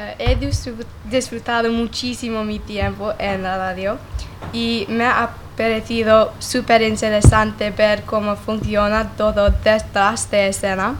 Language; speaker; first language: Spanish; non-native, learner; English